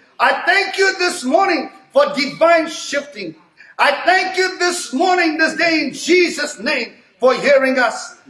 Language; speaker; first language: English; native; English